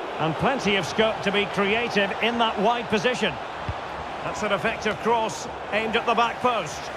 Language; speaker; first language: English; native; English